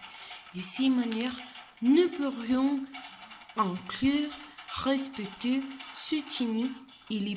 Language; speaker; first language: French; non-native, learner; Spanish